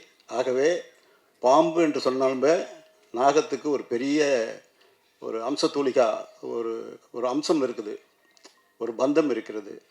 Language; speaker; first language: Tamil; native; Tamil